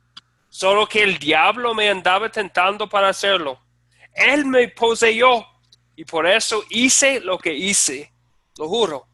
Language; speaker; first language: Spanish; non-native, fluent; English